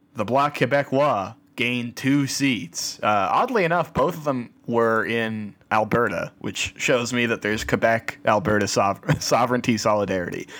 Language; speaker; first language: English; native; English